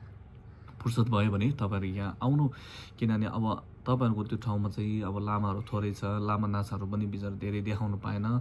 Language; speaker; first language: Nepali; non-native, local second language; Tibetan